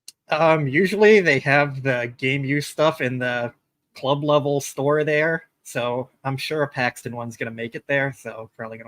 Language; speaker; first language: English; native; English